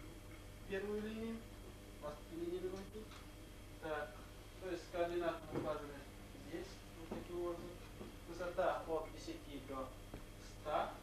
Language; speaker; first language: Russian; non-native, local second language; Yakut